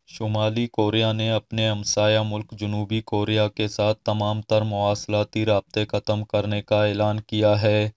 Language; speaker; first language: Urdu; non-native, local second language; Baluchi